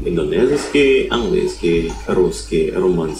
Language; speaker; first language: Russian; non-native, learner; Indonesian